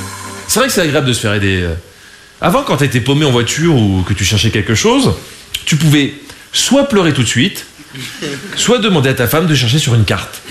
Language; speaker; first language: French; native; French